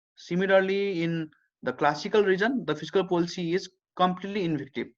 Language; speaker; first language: English; non-native, local second language; Nepali